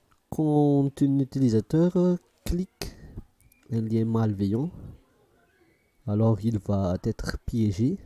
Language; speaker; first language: French; non-native, fluent; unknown